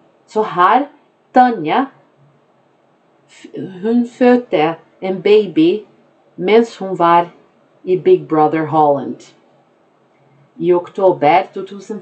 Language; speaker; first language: Norwegian; non-native, fluent; Portuguese